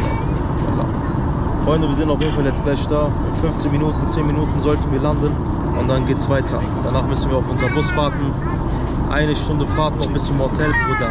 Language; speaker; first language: German; early bilingual, other home language; Turkish